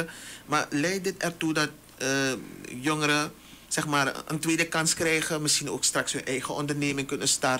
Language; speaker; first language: Dutch; native; Dutch